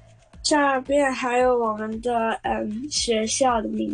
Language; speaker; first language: Chinese; non-native, local second language; Cantonese